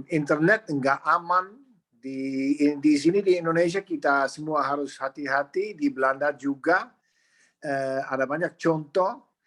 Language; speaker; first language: Indonesian; non-native, fluent; Dutch